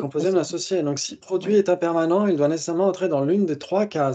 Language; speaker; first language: French; native; French